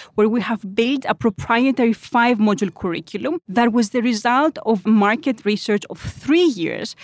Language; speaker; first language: English; non-native, fluent; Greek